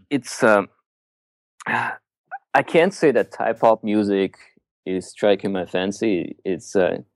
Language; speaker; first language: English; early bilingual, other home language; Russian